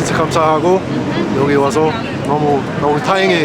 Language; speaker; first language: Korean; non-native, learner; English